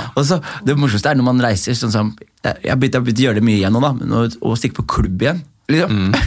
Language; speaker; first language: Norwegian; early bilingual, other home language; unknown